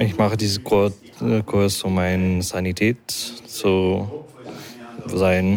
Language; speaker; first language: German; non-native, learner; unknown